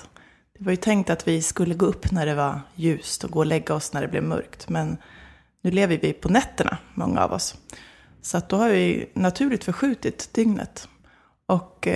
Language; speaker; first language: Swedish; native; Swedish